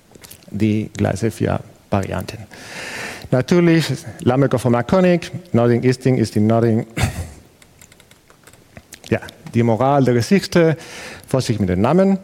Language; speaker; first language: German; non-native, fluent; Spanish